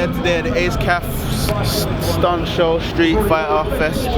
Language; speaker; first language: English; non-native, learner; French